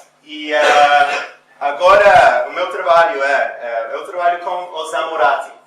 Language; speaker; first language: Portuguese; non-native, fluent; English